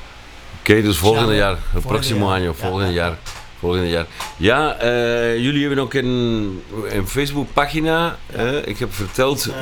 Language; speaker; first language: Dutch; non-native, fluent; Spanish